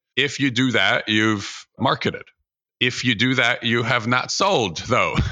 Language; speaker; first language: English; early bilingual, other home language; Russian